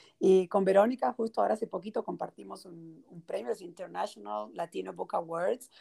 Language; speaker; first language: Spanish; native; Spanish